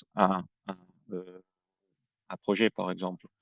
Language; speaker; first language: French; non-native, fluent; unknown